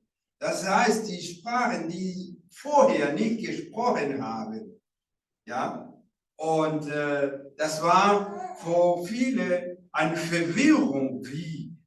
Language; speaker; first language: German; non-native, fluent; Rundi